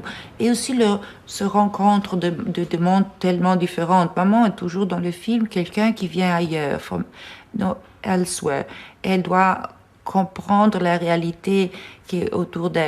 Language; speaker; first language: French; non-native, fluent; Italian